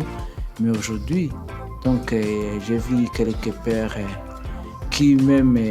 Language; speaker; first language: French; non-native, learner; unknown